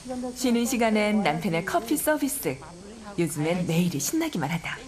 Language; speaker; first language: Korean; native; Korean